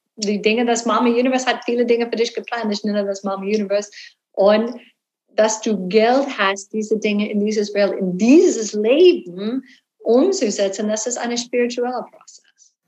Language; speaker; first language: German; non-native, learner; English